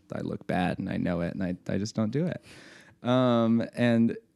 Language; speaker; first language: English; native; English